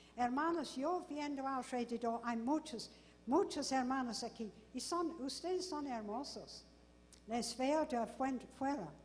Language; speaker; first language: Spanish; non-native, fluent; English